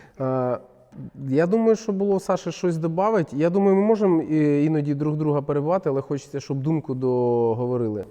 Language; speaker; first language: Ukrainian; non-native, local second language; Russian